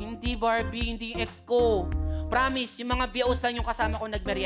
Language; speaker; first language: Filipino; native; Filipino